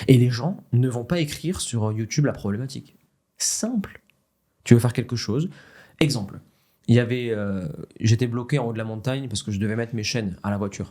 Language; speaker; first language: French; native; French